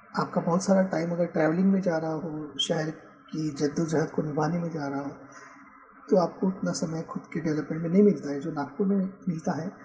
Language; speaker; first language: Hindi; non-native, local second language; Marathi